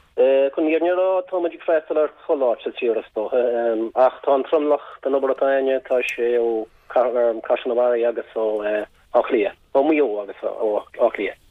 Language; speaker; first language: Irish; non-native, local second language; English